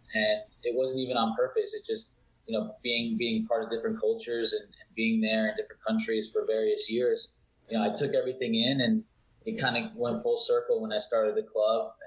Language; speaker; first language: English; early bilingual, other home language; Italian